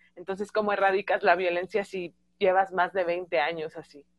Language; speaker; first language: Spanish; native; Spanish